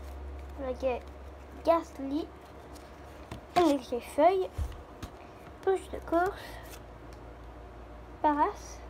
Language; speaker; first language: French; native; French